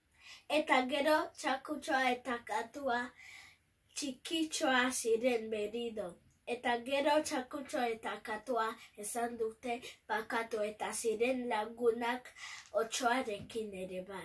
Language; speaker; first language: Basque; non-native, local second language; Bini